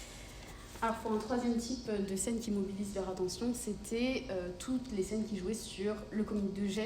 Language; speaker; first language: French; native; French